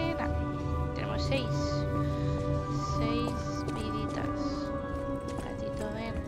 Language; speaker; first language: Spanish; native; Spanish